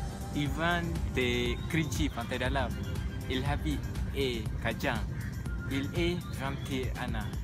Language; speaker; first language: French; non-native, learner; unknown